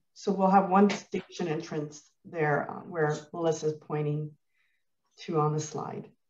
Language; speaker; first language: English; early bilingual, other home language; Spanish